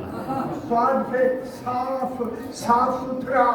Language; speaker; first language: Urdu; native; Urdu